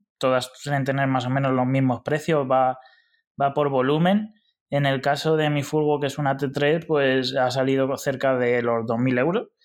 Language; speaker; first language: Spanish; native; Spanish